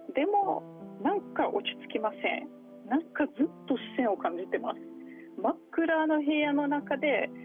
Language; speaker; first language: Japanese; non-native, fluent; Russian